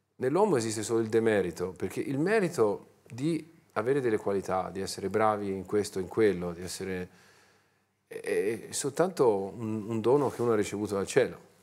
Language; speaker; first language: Italian; native; Italian